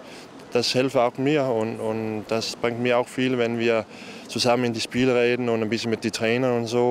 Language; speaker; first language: German; non-native, learner; Danish